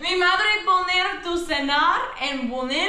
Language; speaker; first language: Spanish; non-native, learner; English